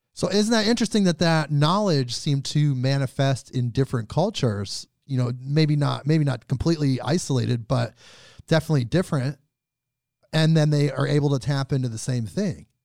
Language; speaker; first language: English; native; English